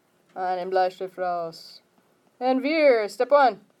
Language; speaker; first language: German; non-native, fluent; English